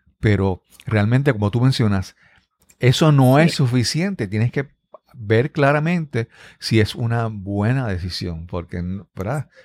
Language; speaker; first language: Spanish; native; Spanish